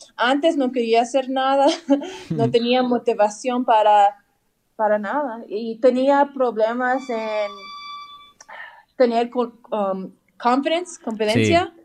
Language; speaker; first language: Spanish; early bilingual, heritage; English